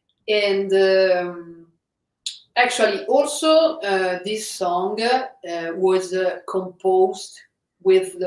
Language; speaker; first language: English; non-native, fluent; Italian